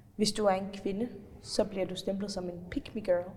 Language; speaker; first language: Danish; non-native, fluent; Faroese